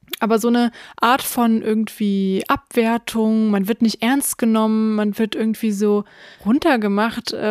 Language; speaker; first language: German; early bilingual, other home language; Russian